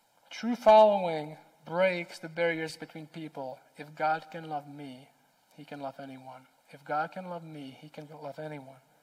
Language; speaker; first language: English; non-native, fluent; Czech